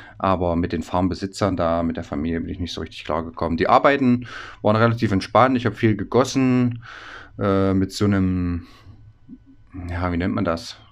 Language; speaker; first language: German; native; German